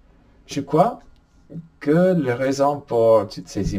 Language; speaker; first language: French; non-native, fluent; English